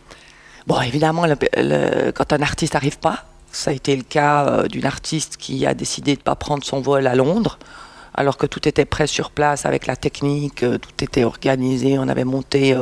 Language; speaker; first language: French; native; French